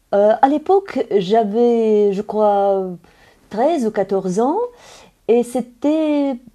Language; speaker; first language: French; non-native, fluent; Russian